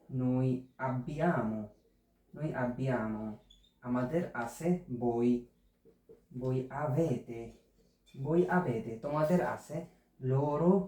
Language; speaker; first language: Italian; non-native, fluent; Bangla